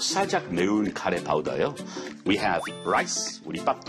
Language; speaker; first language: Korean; non-native, learner; English